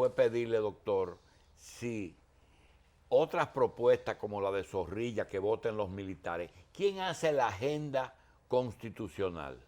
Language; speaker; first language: Spanish; native; Spanish